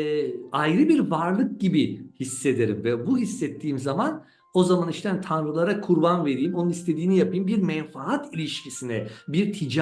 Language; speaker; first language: Turkish; native; Turkish